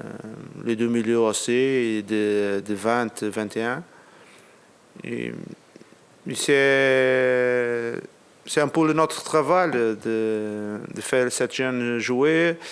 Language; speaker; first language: French; non-native, learner; Portuguese